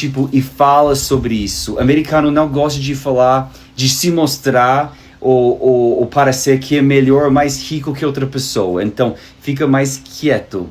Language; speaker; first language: Portuguese; native; Portuguese